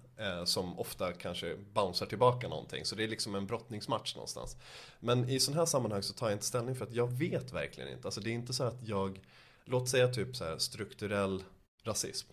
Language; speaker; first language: Swedish; early bilingual, other home language; Persian